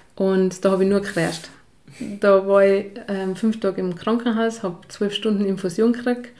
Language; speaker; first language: German; native; German